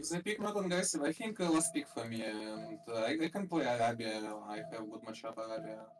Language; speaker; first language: English; non-native, learner; Russian